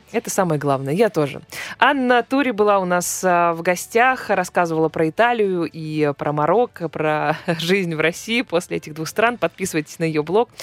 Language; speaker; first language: Russian; native; Russian